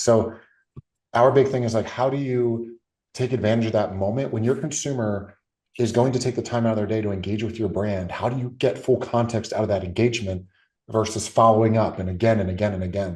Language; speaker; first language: English; native; English